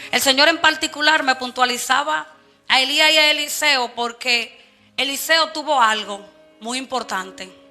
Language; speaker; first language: Spanish; native; Spanish